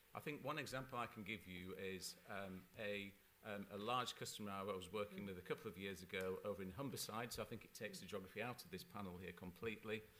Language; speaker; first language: English; native; English